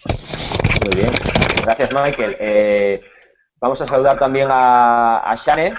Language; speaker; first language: Spanish; native; Spanish